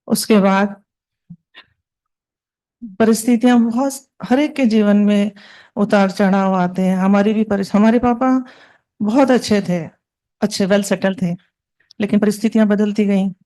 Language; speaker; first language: Hindi; native; Hindi